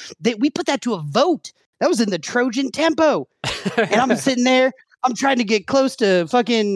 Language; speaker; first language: English; native; English